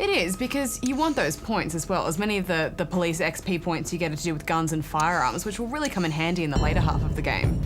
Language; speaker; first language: English; native; English